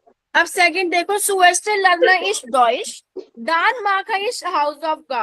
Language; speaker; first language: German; non-native, fluent; Hindi